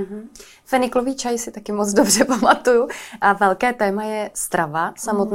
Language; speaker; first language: Czech; native; Czech